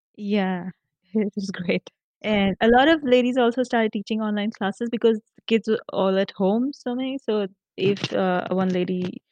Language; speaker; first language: English; non-native, local second language; Marathi